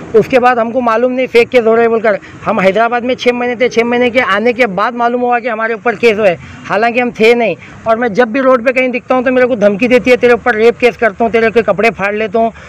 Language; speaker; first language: Hindi; non-native, local second language; Urdu